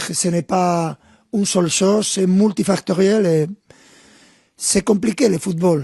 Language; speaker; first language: French; non-native, fluent; Spanish